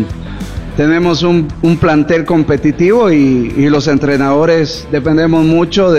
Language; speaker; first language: Spanish; native; Spanish